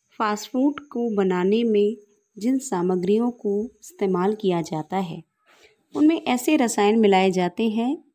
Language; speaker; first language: Hindi; native; Hindi